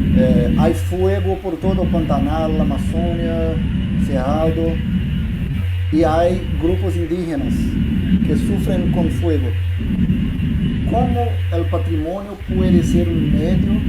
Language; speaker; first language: Spanish; non-native, learner; Portuguese